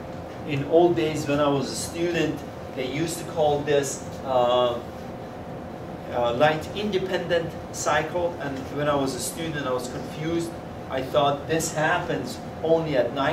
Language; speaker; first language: English; non-native, fluent; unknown